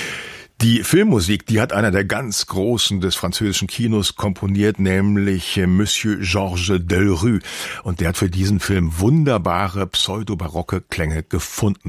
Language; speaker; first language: German; native; German